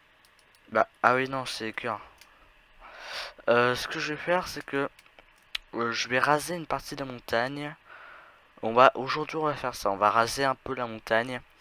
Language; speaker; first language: French; native; French